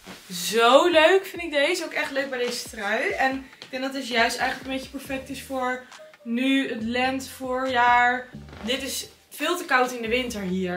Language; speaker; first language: Dutch; native; Dutch